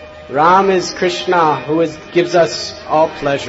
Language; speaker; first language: English; native; English